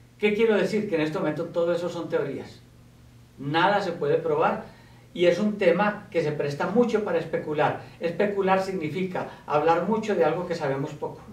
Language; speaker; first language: Spanish; native; Spanish